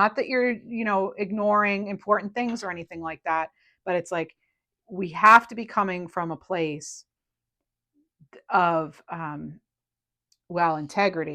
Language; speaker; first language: English; native; English